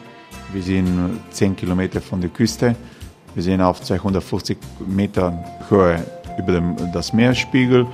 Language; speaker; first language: German; non-native, learner; Croatian